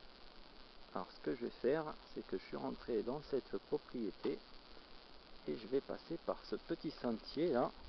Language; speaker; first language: French; native; French